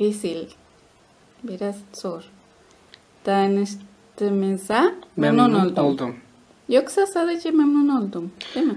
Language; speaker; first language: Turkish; non-native, learner; Spanish